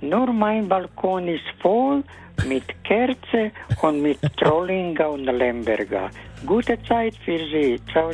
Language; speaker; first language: German; non-native, learner; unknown